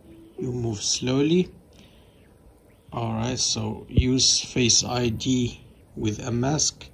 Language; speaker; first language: English; non-native, fluent; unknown